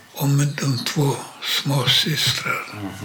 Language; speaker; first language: Swedish; non-native, learner; Polish